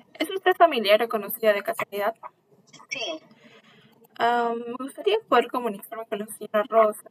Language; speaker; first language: Spanish; native; Spanish